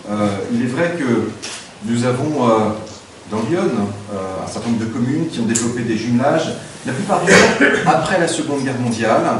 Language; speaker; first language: French; native; French